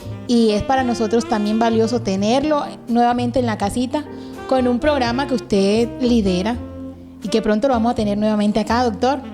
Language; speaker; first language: Spanish; native; Spanish